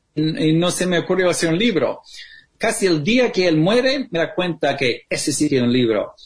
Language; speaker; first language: Spanish; non-native, fluent; English